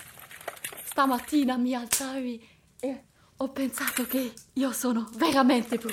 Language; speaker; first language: Italian; non-native, learner; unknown